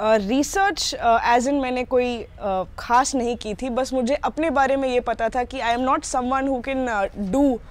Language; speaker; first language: Hindi; native; Hindi